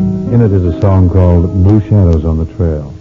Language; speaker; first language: English; native; English